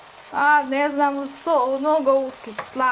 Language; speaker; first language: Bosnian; non-native, learner; Chinese